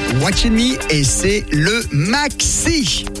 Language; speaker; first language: French; native; French